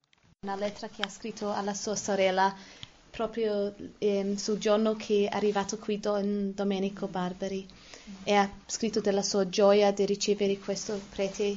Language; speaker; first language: Italian; non-native, learner; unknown